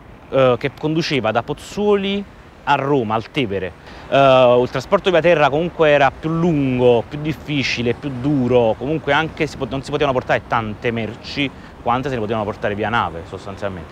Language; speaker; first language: Italian; native; Italian